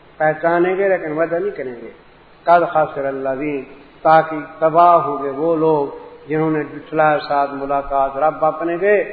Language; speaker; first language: Urdu; non-native, local second language; Punjabi